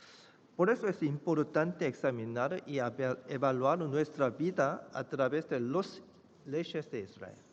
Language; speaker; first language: Spanish; non-native, fluent; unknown